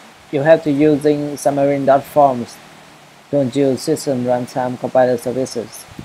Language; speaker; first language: English; non-native, learner; Vietnamese